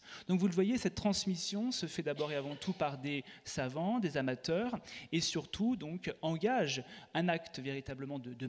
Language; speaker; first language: French; native; French